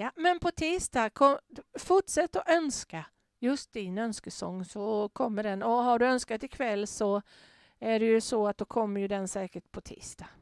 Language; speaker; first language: Swedish; native; Swedish